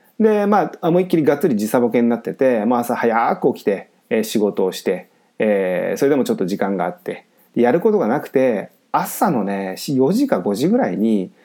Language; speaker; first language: Japanese; native; Japanese